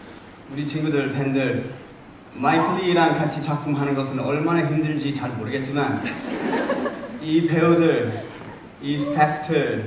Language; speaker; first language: Korean; early bilingual, heritage; English